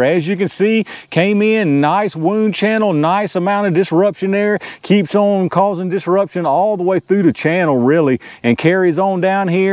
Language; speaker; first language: English; native; English